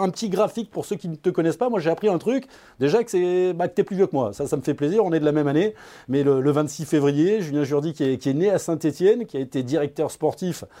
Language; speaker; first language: French; native; French